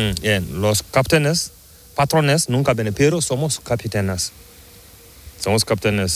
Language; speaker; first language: Spanish; non-native, learner; Fula